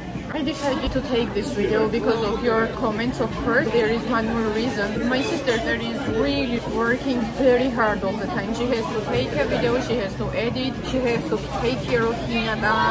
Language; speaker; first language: English; non-native, fluent; Georgian